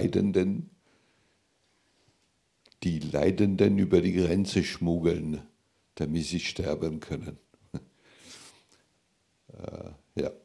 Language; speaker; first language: German; non-native, fluent; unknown